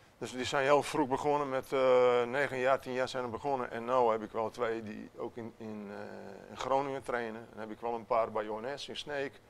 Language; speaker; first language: Dutch; non-native, fluent; Italian